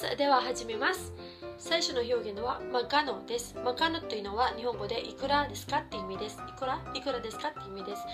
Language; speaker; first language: Japanese; non-native, fluent; Filipino